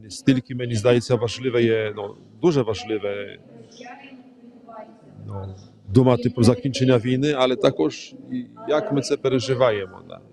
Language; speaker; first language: Ukrainian; non-native, fluent; Polish